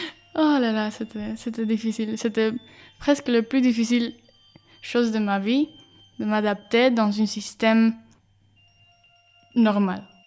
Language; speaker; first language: French; non-native, learner; Spanish